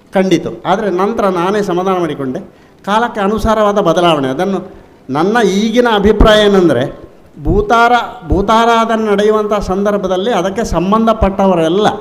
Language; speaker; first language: Kannada; non-native, local second language; Tulu